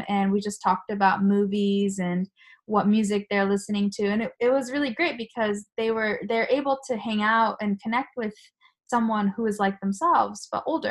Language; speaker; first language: English; early bilingual, other home language; Japanese